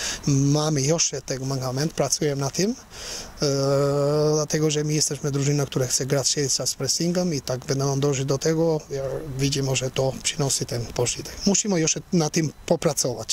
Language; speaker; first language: Polish; non-native, learner; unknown